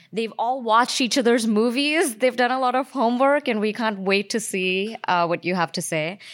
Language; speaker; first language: English; native; English